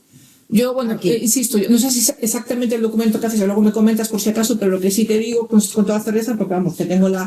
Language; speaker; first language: Spanish; native; Spanish